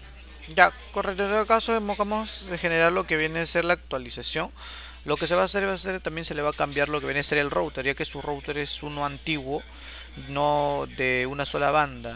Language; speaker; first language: Spanish; native; Spanish